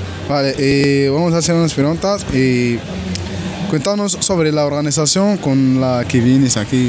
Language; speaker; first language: Spanish; non-native, learner; Arabic